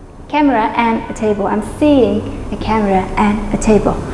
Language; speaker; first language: English; non-native, fluent; Vietnamese